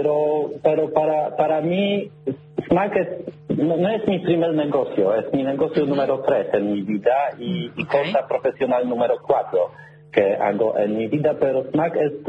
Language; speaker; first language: Spanish; non-native, learner; Polish